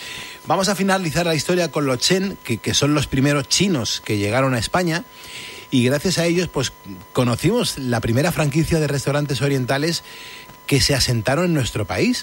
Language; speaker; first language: Spanish; native; Spanish